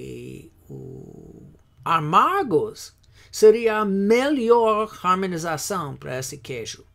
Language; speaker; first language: Portuguese; non-native, fluent; English